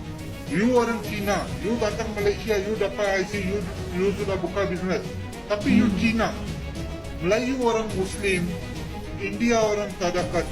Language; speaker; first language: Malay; non-native, learner; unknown